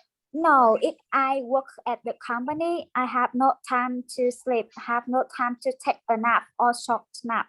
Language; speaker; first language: English; non-native, learner; Vietnamese